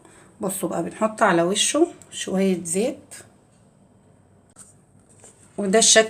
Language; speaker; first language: Arabic; native; Arabic